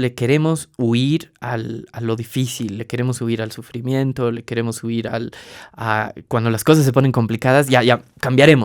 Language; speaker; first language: Spanish; native; Spanish